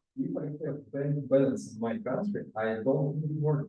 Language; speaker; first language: English; non-native, learner; Russian